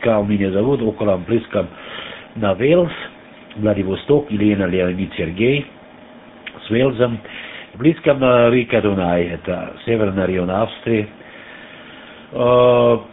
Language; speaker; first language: Russian; non-native, learner; German